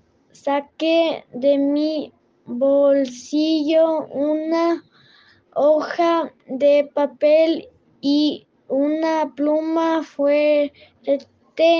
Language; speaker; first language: Spanish; non-native, learner; French